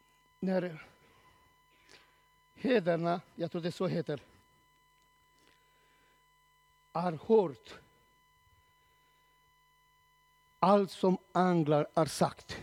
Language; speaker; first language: Swedish; non-native, learner; Romanian